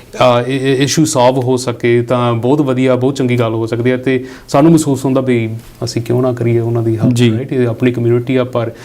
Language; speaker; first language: Punjabi; early bilingual, heritage; Punjabi